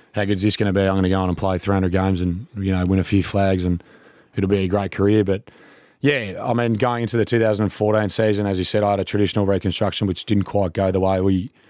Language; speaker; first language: English; native; English